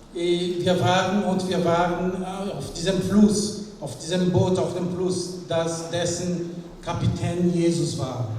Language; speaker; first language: German; non-native, fluent; French